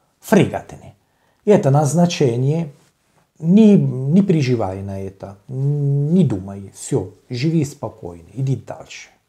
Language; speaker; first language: Russian; non-native, learner; Italian